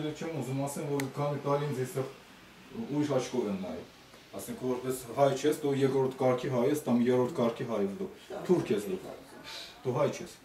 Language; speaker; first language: Armenian; early bilingual, heritage; Armenian